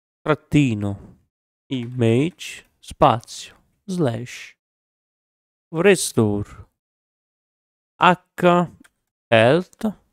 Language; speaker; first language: Italian; native; Italian